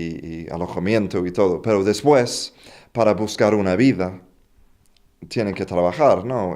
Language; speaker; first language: Spanish; non-native, fluent; English